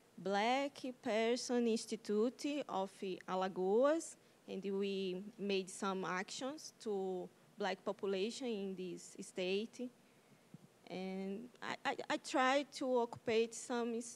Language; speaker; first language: English; non-native, learner; Portuguese